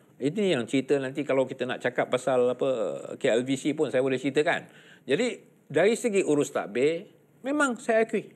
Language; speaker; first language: Malay; native; Malay